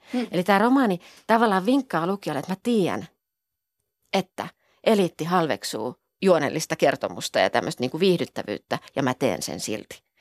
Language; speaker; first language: Finnish; native; Finnish